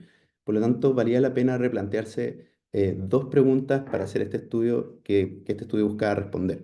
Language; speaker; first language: Spanish; native; Spanish